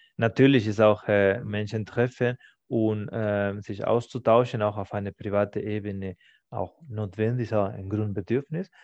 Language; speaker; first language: German; non-native, fluent; Spanish